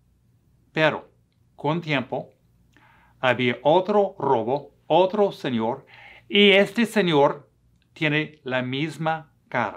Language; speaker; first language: Spanish; non-native, fluent; English